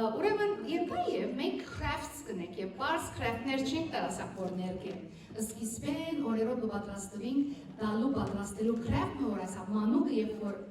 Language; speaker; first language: Armenian; early bilingual, heritage; Armenian